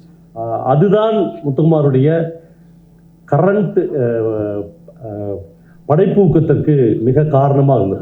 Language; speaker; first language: Tamil; native; Tamil